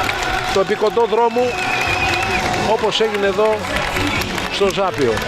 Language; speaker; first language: Greek; native; Greek